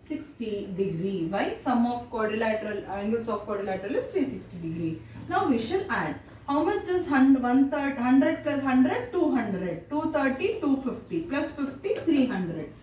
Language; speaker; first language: English; non-native, local second language; Kannada